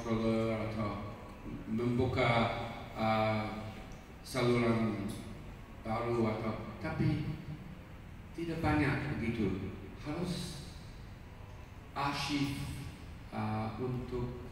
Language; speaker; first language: Indonesian; non-native, fluent; English